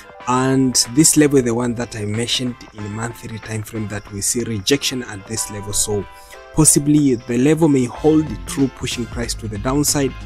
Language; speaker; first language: English; non-native, local second language; Swahili